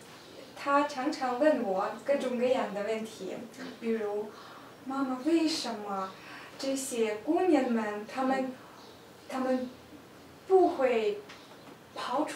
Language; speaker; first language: Chinese; non-native, learner; Russian